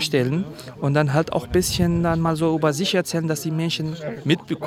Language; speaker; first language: German; non-native, fluent; Kurdish